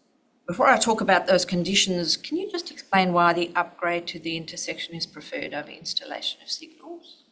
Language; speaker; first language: English; native; English